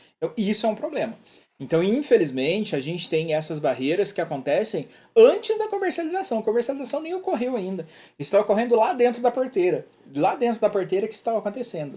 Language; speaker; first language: Portuguese; native; Portuguese